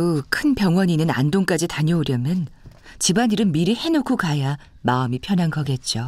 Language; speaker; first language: Korean; native; Korean